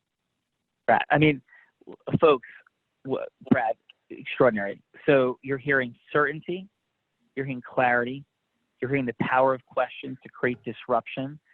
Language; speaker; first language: English; native; English